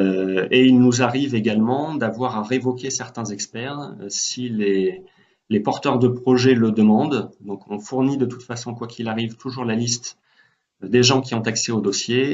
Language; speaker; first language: French; native; French